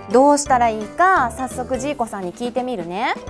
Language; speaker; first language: Japanese; native; Japanese